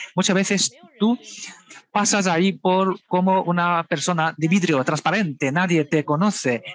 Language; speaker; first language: Spanish; non-native, fluent; Chinese